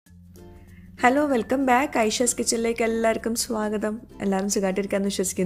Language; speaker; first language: Malayalam; native; Malayalam